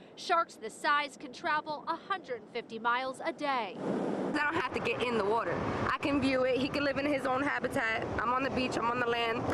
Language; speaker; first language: English; native; English